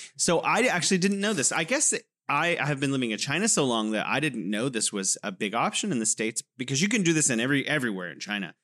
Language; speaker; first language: English; native; English